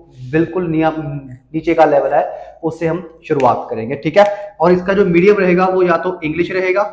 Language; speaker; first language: Hindi; native; Hindi